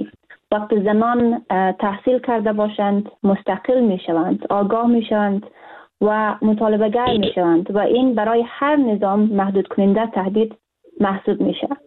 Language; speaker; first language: Persian; native; Persian